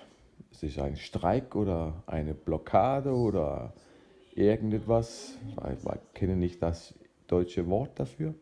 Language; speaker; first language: German; non-native, fluent; Danish